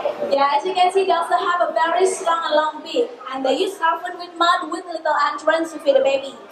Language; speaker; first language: English; non-native, fluent; Indonesian